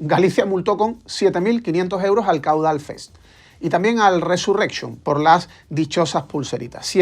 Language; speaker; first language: Spanish; native; Spanish